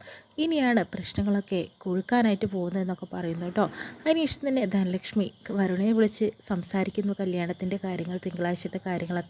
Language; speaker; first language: Malayalam; native; Malayalam